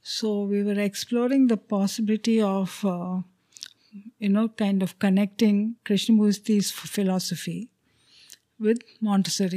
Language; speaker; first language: English; non-native, local second language; Telugu